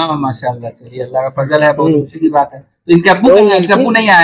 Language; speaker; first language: Urdu; native; Urdu